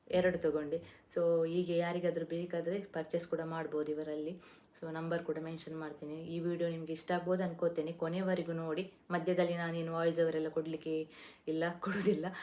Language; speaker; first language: Kannada; non-native, local second language; Tulu